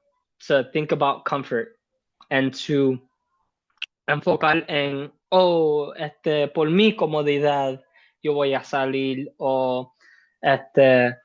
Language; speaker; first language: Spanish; early bilingual, heritage; Spanish